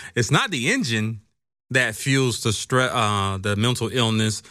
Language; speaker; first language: English; native; English